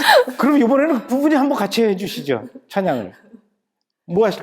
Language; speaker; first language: Korean; native; Korean